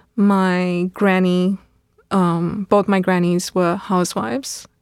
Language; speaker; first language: English; native; English